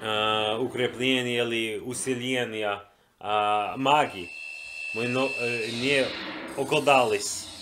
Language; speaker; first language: Russian; non-native, learner; English